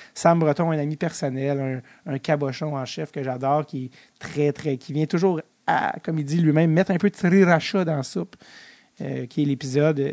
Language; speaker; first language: French; native; French